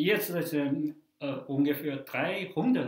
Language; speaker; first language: German; non-native, fluent; Chinese